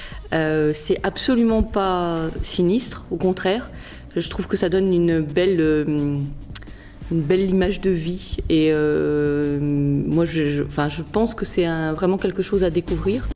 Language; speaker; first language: French; native; French